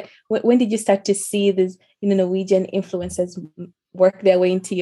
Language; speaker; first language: English; non-native, local second language; Luo (Kenya and Tanzania)